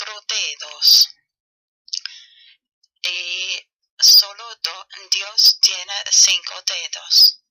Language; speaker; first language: Spanish; non-native, fluent; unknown